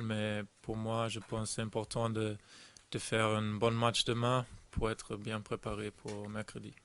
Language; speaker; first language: French; non-native, fluent; German